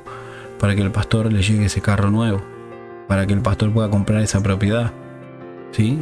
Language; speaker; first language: Spanish; native; Spanish